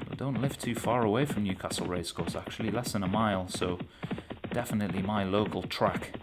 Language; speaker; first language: English; native; English